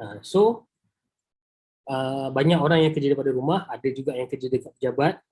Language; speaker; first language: Malay; native; Malay